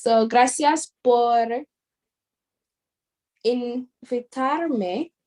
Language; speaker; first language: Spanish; non-native, fluent; English